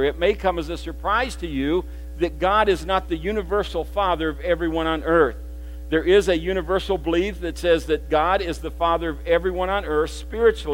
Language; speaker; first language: English; native; English